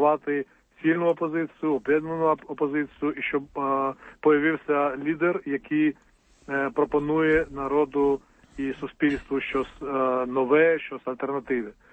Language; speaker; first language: Ukrainian; non-native, fluent; Georgian